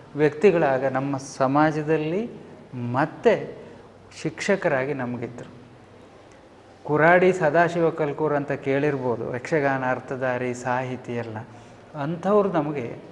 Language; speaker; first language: Kannada; native; Kannada